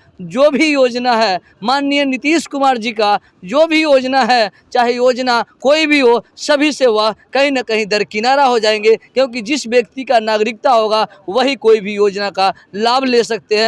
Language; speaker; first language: Hindi; native; Hindi